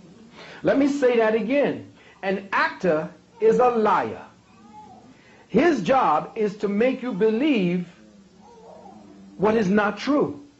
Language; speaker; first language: English; native; English